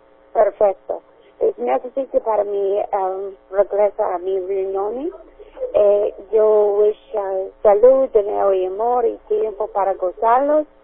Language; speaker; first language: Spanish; non-native, learner; English